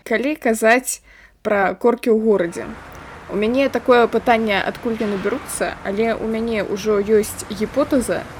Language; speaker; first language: Belarusian; non-native, local second language; Russian